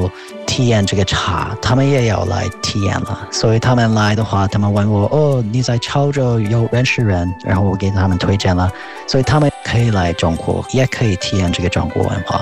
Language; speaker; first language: Chinese; non-native, fluent; English